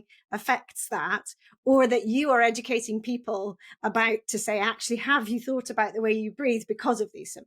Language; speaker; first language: English; native; English